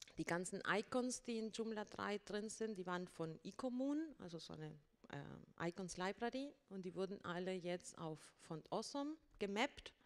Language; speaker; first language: German; non-native, fluent; Spanish